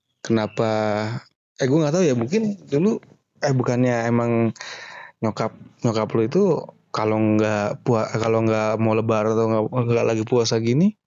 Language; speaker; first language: Indonesian; native; Indonesian